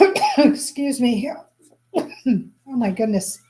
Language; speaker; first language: English; native; English